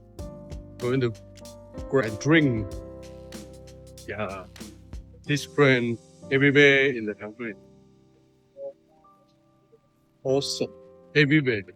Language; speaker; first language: English; non-native, local second language; Chinese